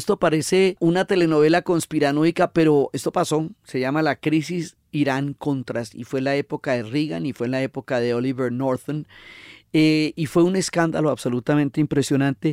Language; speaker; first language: Spanish; native; Spanish